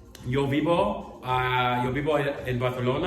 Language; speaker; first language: Spanish; non-native, learner; English